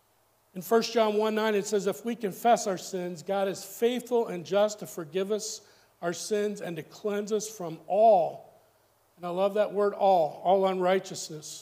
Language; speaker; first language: English; native; English